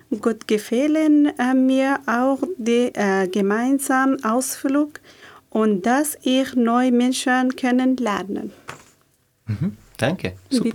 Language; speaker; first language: German; non-native, learner; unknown